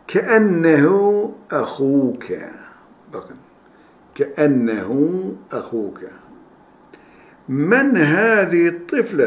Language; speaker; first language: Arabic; non-native, fluent; Turkish